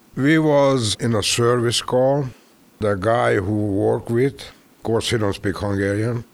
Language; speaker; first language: English; non-native, learner; Hungarian